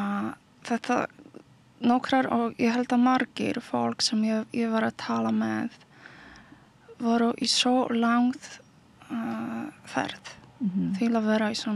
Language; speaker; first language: Icelandic; non-native, learner; Polish